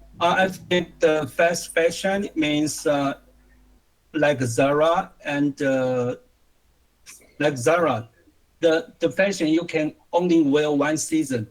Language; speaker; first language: English; non-native, learner; Chinese